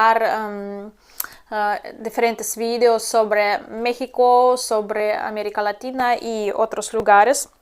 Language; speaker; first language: Spanish; non-native, fluent; Russian